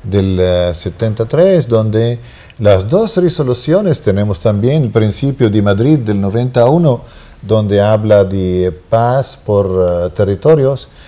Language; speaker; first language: Spanish; non-native, fluent; Arabic